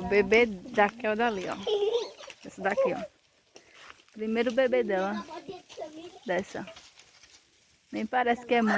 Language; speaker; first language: Portuguese; native; Portuguese